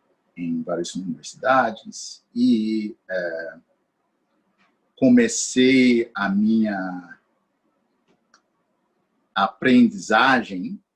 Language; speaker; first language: Portuguese; non-native, fluent; English